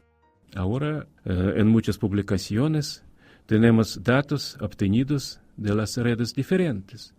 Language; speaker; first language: Spanish; non-native, fluent; Russian